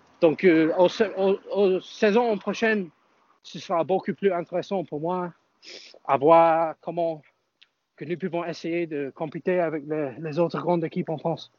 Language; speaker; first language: French; non-native, fluent; English